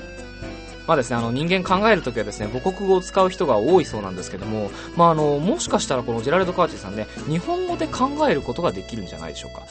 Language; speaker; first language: Japanese; native; Japanese